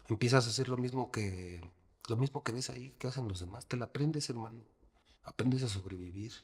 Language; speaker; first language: Spanish; native; Spanish